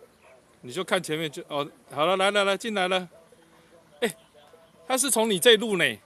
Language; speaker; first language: Chinese; native; Chinese